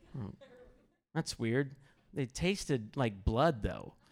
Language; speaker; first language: English; native; English